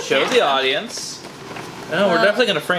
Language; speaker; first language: English; native; English